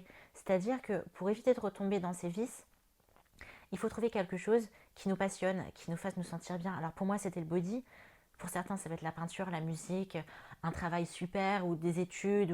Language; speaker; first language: French; native; French